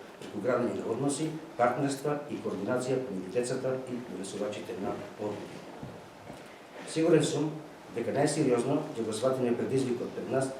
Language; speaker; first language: Macedonian; native; Macedonian